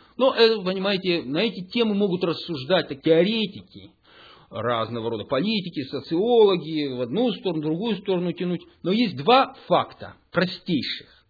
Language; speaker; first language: Russian; early bilingual, heritage; Russian